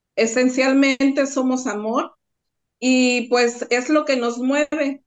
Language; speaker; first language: Spanish; native; Spanish